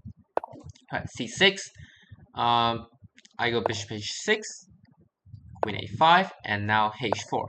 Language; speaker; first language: English; non-native, fluent; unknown